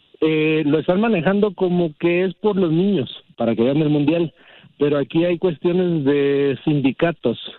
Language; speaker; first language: Spanish; early bilingual, heritage; Spanish